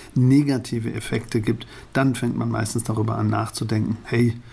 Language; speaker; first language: German; native; German